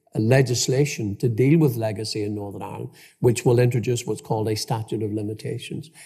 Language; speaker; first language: English; native; English